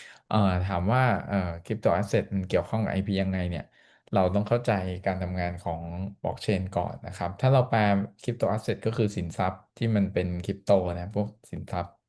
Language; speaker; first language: Thai; native; Thai